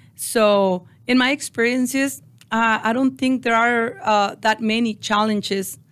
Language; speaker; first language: English; non-native, fluent; Spanish